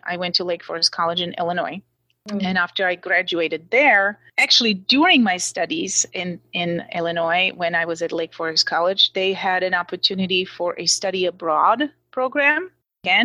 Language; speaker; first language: English; non-native, fluent; Slovak